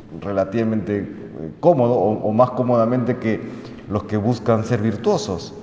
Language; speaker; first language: Spanish; native; Spanish